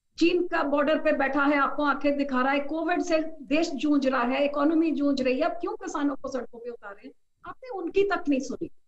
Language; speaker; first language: Hindi; non-native, local second language; Punjabi